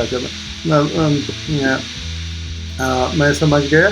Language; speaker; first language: Hindi; non-native, learner; Russian